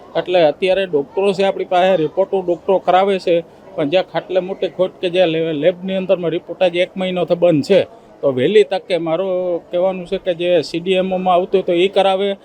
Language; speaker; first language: Gujarati; native; Gujarati